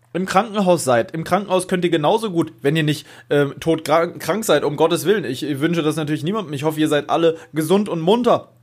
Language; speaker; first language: German; native; German